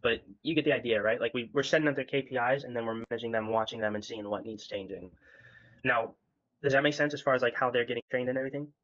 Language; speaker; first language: English; native; English